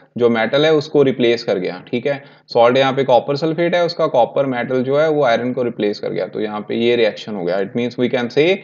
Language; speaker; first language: Hindi; non-native, local second language; Punjabi